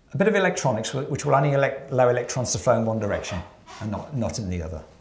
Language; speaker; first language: English; native; English